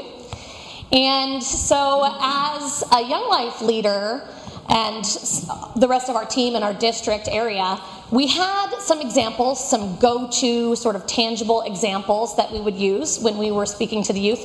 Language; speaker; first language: English; native; English